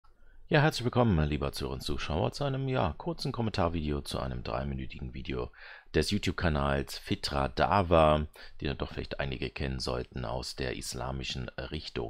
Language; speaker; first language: German; native; German